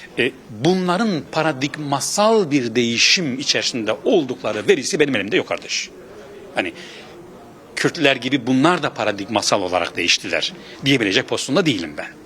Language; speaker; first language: Turkish; non-native, local second language; Kurdish